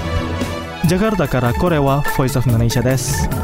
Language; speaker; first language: Japanese; non-native, fluent; Indonesian